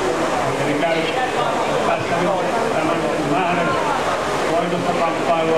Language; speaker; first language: Finnish; native; Finnish